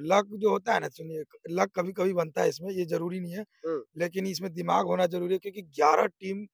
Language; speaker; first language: Hindi; native; Hindi